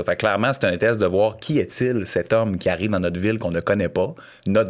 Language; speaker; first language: French; native; French